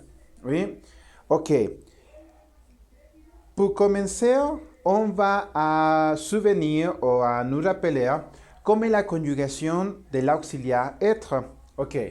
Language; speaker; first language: French; non-native, learner; Spanish